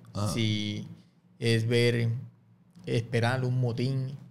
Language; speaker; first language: Spanish; native; Spanish